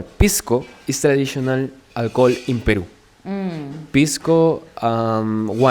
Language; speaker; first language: English; non-native, learner; Spanish